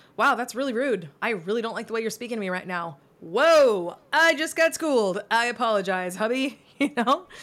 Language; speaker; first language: English; native; English